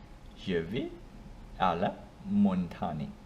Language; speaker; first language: French; non-native, learner; English